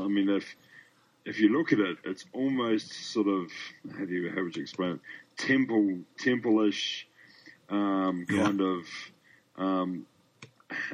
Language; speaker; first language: English; native; English